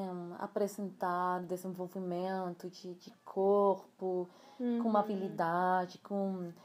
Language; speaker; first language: Portuguese; non-native, fluent; Spanish